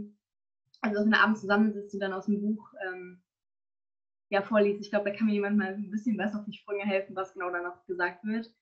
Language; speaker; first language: German; native; German